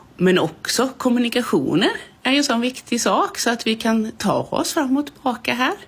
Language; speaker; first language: Swedish; native; Swedish